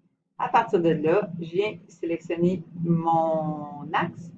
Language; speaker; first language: French; native; French